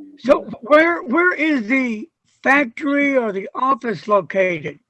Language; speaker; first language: English; native; English